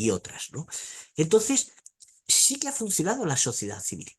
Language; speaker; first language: Spanish; native; Spanish